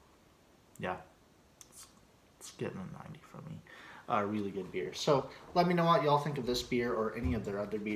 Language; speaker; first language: English; native; English